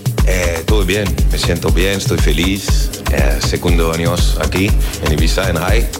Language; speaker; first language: Spanish; non-native, learner; French